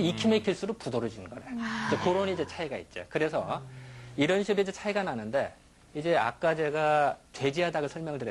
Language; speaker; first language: Korean; native; Korean